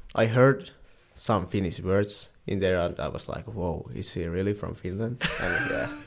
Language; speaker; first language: English; non-native, learner; Finnish